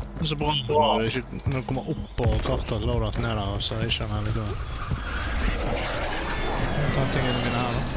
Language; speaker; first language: Norwegian; native; Norwegian